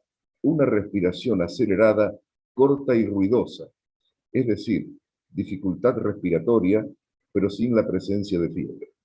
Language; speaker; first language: Spanish; native; Spanish